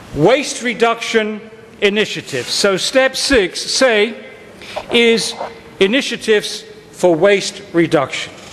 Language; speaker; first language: English; native; English